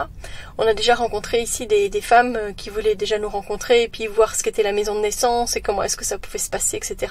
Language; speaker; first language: French; native; French